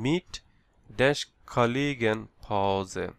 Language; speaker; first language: German; non-native, learner; Bangla